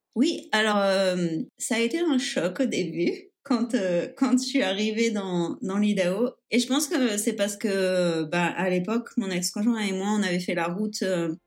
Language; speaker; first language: French; native; French